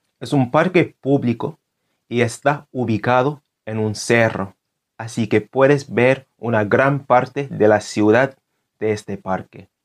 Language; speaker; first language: Spanish; non-native, fluent; English